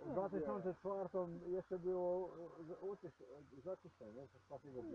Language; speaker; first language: Polish; non-native, learner; Ukrainian